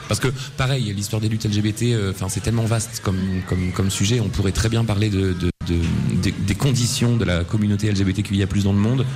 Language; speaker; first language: French; native; French